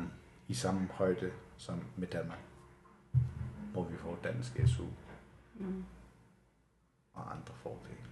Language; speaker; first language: Danish; non-native, local second language; Kalaallisut